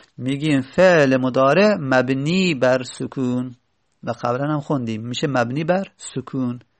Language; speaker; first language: Persian; native; Persian